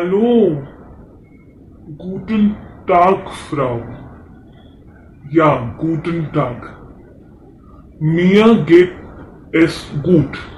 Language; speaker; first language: German; non-native, learner; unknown